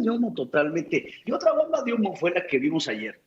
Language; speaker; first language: Spanish; native; Spanish